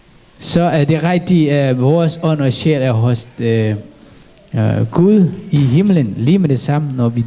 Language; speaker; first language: Danish; non-native, learner; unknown